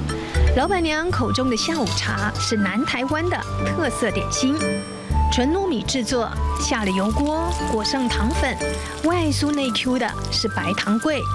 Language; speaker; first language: Chinese; native; Chinese